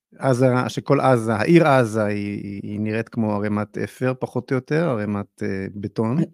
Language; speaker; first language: Hebrew; native; Hebrew